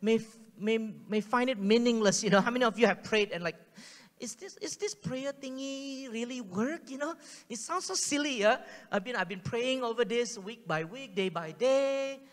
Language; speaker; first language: English; native; English